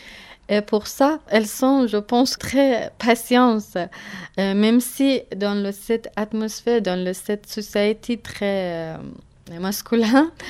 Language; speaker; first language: French; non-native, learner; Persian